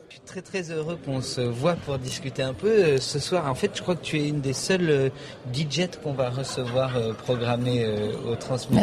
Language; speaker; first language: French; native; French